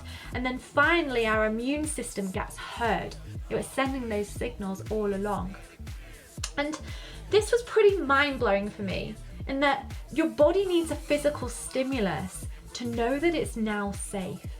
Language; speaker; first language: English; native; English